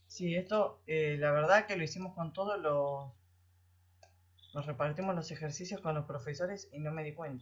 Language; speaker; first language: Spanish; native; Spanish